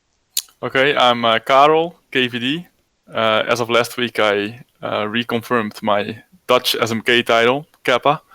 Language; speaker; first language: English; non-native, fluent; Dutch